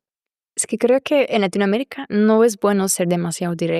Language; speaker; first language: Spanish; non-native, fluent; German